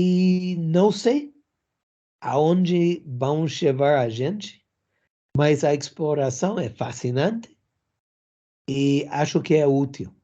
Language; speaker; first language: Portuguese; non-native, learner; English